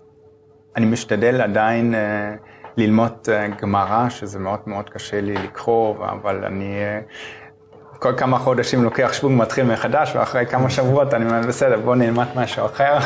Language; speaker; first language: Hebrew; non-native, fluent; German